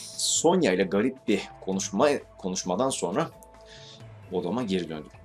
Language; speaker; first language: Turkish; native; Turkish